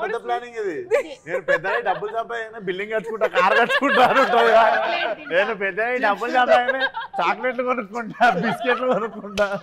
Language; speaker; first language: Telugu; native; Telugu